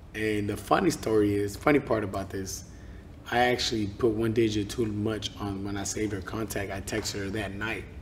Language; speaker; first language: English; early bilingual, other home language; Spanish